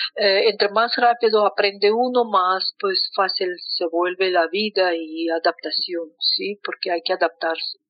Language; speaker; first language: Spanish; non-native, fluent; Russian